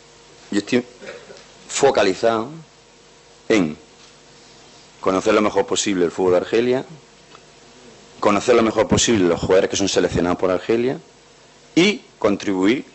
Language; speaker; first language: Spanish; native; Spanish